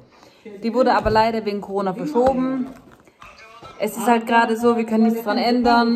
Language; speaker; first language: German; early bilingual, other home language; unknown